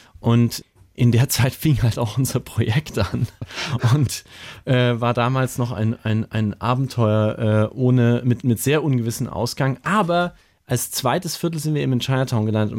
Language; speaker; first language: German; native; German